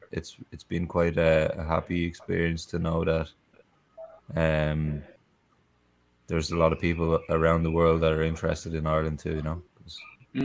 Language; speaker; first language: English; native; English